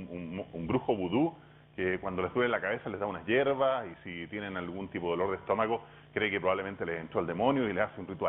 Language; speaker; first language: Spanish; native; Spanish